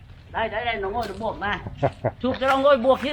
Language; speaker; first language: Vietnamese; native; Vietnamese